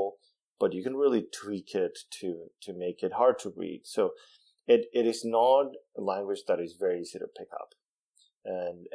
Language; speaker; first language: English; non-native, fluent; Spanish